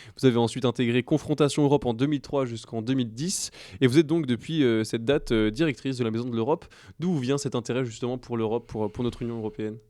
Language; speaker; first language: French; native; French